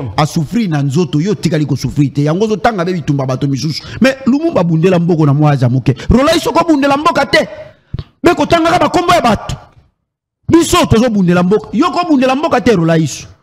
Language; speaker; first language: Lingala; native; Lingala